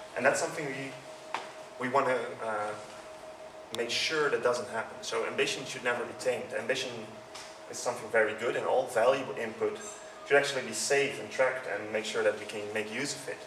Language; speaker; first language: English; non-native, fluent; Dutch